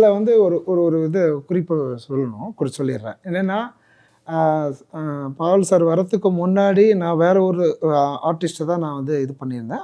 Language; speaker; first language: Tamil; native; Tamil